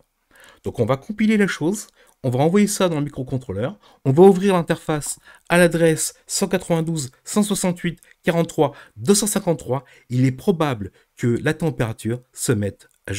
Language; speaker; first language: French; native; French